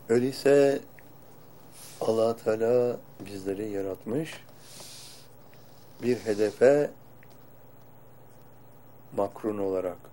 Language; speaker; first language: Turkish; native; Turkish